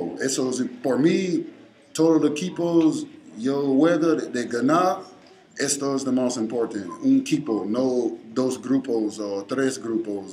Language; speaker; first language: Spanish; non-native, learner; English